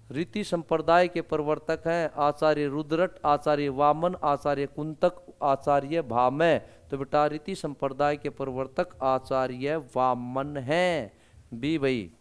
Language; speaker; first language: Hindi; native; Hindi